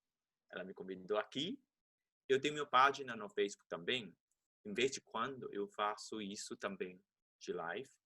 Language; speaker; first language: Portuguese; non-native, fluent; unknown